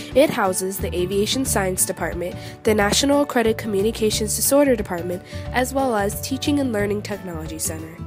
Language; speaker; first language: English; native; English